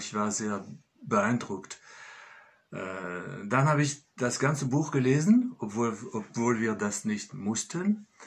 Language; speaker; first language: German; non-native, fluent; French